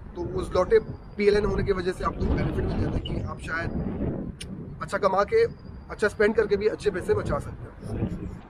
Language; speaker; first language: Hindi; native; Hindi